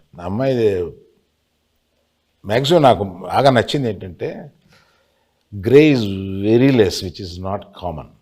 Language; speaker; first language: Telugu; native; Telugu